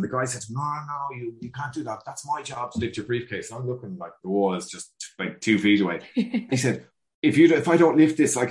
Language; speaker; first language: English; native; English